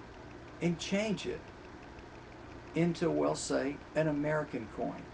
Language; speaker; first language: English; native; English